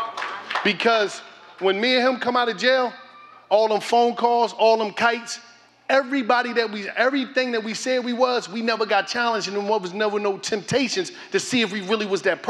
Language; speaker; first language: English; native; English